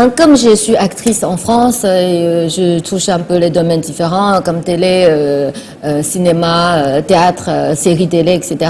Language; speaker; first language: French; non-native, fluent; Chinese